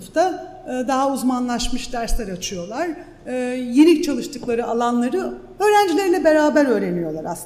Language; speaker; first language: Turkish; native; Turkish